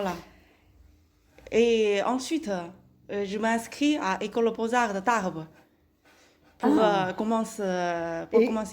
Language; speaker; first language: French; non-native, learner; Chinese